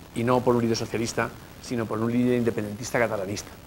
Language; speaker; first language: Spanish; native; Spanish